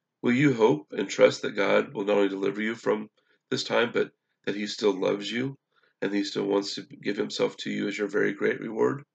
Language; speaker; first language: English; native; English